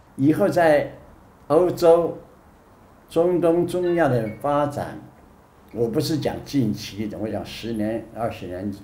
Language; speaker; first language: Chinese; native; Chinese